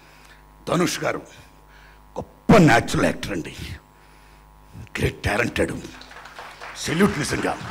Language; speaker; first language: Telugu; native; Telugu